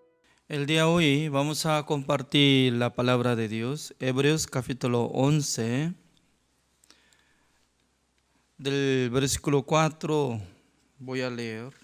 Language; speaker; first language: Spanish; non-native, learner; Korean